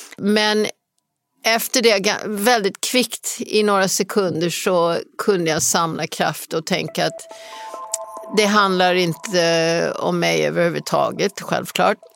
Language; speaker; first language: Swedish; non-native, fluent; English